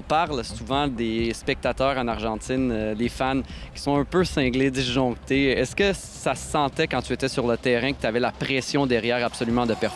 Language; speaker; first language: French; native; French